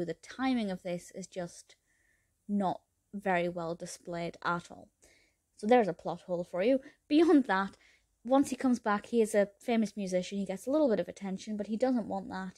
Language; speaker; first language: English; native; English